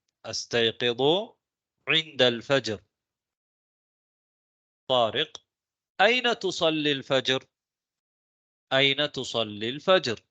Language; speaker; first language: Arabic; non-native, fluent; Tamil